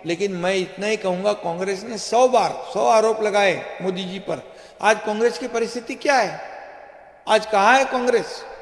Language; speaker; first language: Hindi; non-native, local second language; Marathi